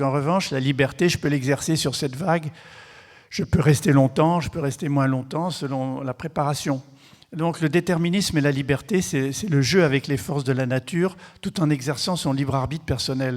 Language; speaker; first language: French; native; French